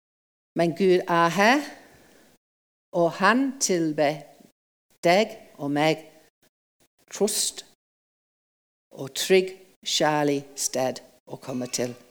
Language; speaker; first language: Norwegian; non-native, fluent; English